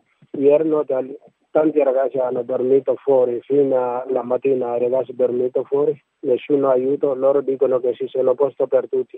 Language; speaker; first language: Italian; non-native, learner; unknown